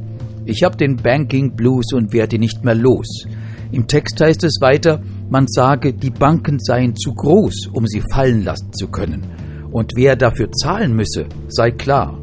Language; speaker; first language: German; native; German